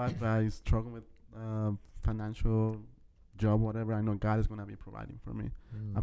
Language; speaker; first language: English; early bilingual, other home language; Spanish